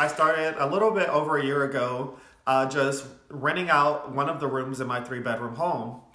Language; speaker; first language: English; native; English